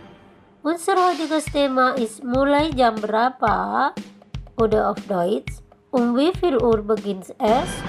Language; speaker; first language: German; non-native, fluent; Indonesian